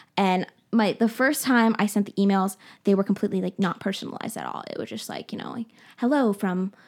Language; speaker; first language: English; native; English